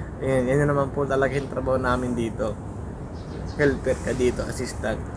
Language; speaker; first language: Filipino; native; Filipino